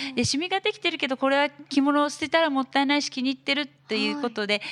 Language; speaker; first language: Japanese; native; Japanese